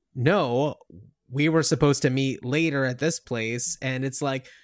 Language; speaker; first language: English; native; English